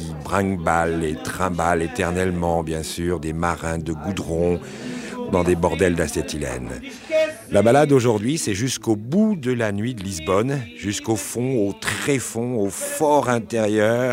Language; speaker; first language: French; native; French